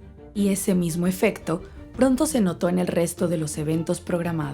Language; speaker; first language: Spanish; native; Spanish